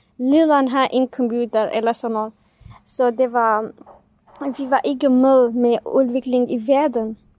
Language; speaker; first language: Danish; non-native, fluent; Kurdish